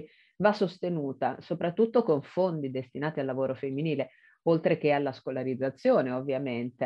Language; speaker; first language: Italian; native; Italian